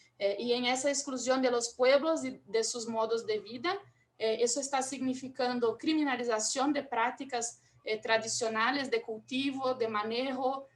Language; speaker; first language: Spanish; non-native, fluent; Portuguese